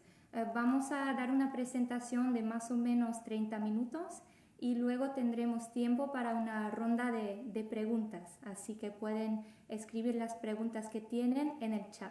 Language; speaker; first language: Spanish; non-native, fluent; French